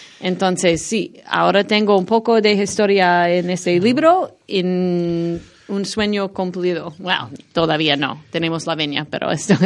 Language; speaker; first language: Spanish; non-native, learner; English